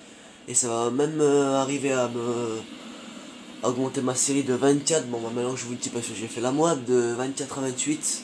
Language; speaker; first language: French; native; French